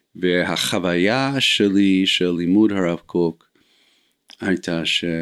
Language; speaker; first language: Hebrew; non-native, fluent; English